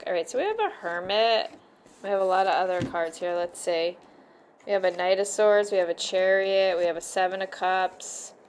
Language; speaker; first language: English; native; English